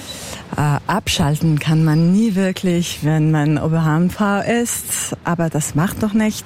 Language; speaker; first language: German; non-native, local second language; French